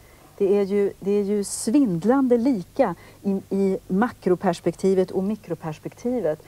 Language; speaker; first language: Swedish; native; Swedish